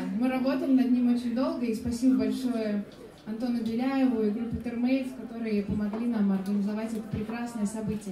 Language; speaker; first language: Russian; native; Russian